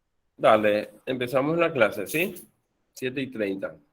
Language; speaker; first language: Spanish; native; Spanish